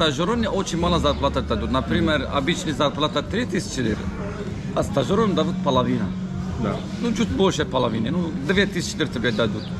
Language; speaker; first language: Russian; non-native, learner; Turkish